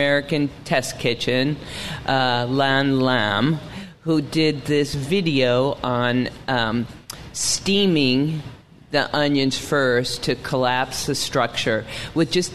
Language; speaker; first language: English; native; English